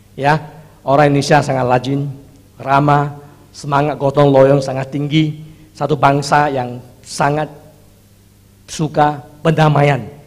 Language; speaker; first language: Indonesian; non-native, fluent; Chinese